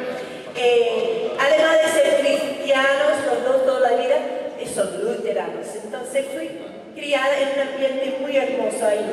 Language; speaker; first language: Spanish; non-native, fluent; Finnish